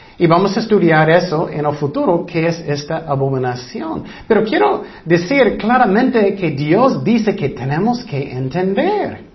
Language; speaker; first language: Spanish; non-native, fluent; English